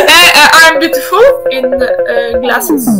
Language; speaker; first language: English; non-native, learner; Polish